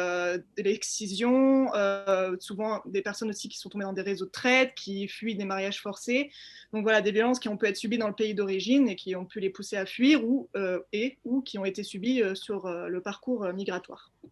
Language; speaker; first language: French; native; French